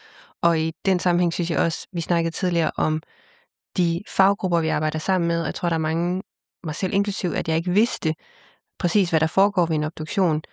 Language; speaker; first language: Danish; native; Danish